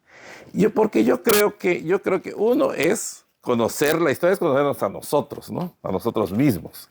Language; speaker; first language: Spanish; native; Spanish